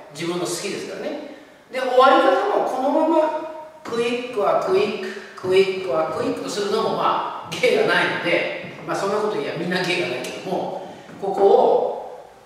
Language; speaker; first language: Japanese; native; Japanese